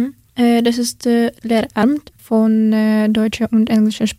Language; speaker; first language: German; non-native, fluent; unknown